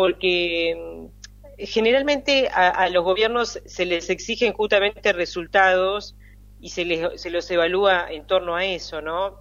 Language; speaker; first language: Spanish; native; Spanish